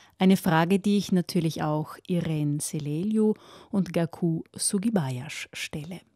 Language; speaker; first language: German; native; German